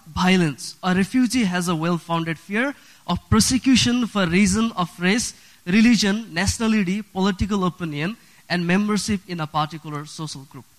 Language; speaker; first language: English; non-native, fluent; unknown